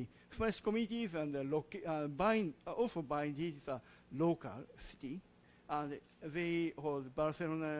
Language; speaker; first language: English; non-native, learner; Japanese